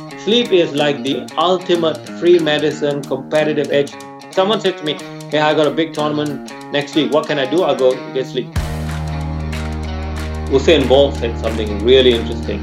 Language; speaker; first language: English; non-native, local second language; Tamil